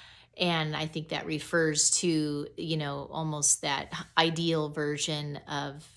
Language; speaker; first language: English; native; English